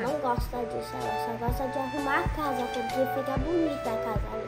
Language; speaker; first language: Portuguese; early bilingual, heritage; Portuguese